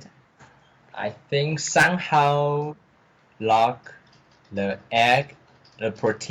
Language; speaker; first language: English; non-native, learner; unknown